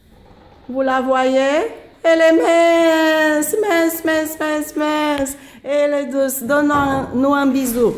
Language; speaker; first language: French; non-native, fluent; Romanian